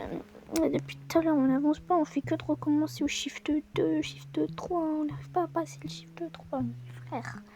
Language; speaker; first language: French; native; French